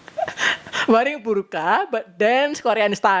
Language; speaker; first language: English; non-native, learner; Indonesian